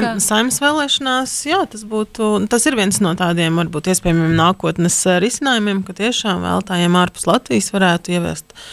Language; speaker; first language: Latvian; native; Latvian